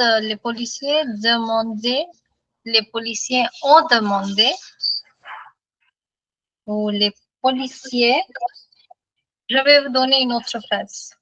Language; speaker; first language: French; non-native, fluent; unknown